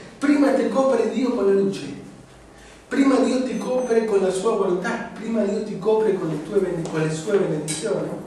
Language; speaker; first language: Italian; non-native, fluent; Spanish